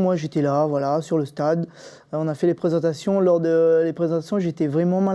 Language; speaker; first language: French; native; French